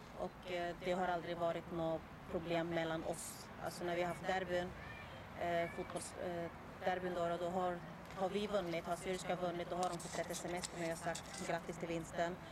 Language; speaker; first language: Swedish; early bilingual, other home language; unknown